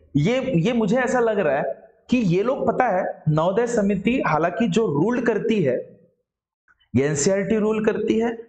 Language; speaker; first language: Hindi; non-native, local second language; Marathi